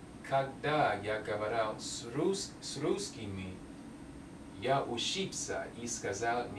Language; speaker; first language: Russian; non-native, learner; English